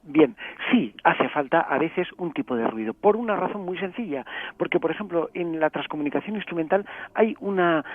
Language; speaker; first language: Spanish; native; Spanish